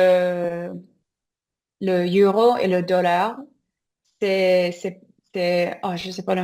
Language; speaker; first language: French; non-native, fluent; English